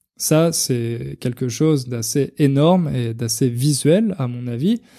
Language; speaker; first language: French; native; French